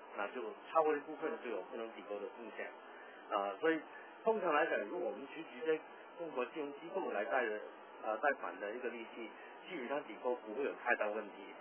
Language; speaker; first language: Chinese; non-native, local second language; Cantonese